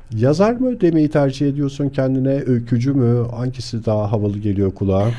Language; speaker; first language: Turkish; native; Turkish